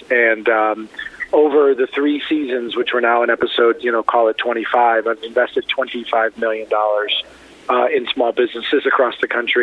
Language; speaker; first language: English; native; English